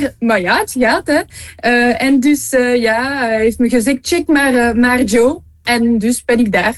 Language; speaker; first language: Dutch; non-native, local second language; French